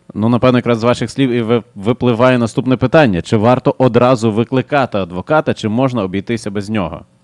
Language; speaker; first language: Ukrainian; native; Ukrainian